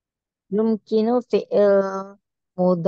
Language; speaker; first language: Arabic; non-native, learner; Indonesian